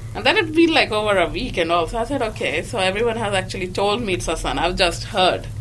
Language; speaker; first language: English; non-native, local second language; Hindi